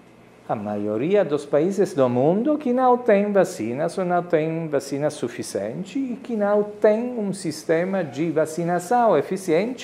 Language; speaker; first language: Spanish; non-native, fluent; Italian